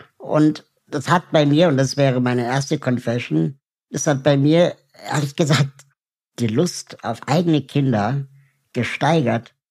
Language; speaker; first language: German; native; German